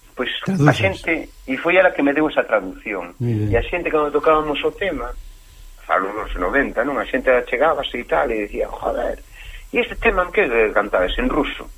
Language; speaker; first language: Galician; native; Galician